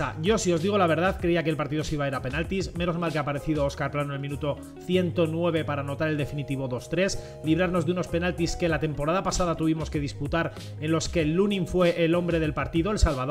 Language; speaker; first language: Spanish; native; Spanish